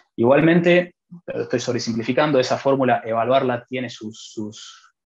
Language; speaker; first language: Spanish; native; Spanish